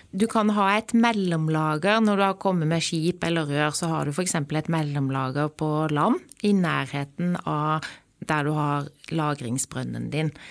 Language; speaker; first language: Norwegian; native; Norwegian